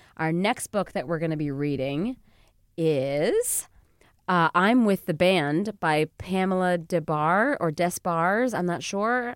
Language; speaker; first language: English; native; English